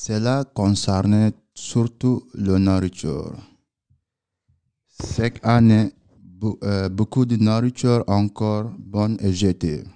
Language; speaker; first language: French; non-native, learner; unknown